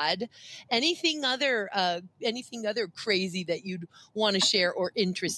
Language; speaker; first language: English; native; English